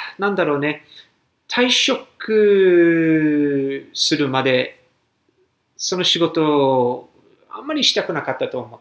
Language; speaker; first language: Japanese; non-native, fluent; English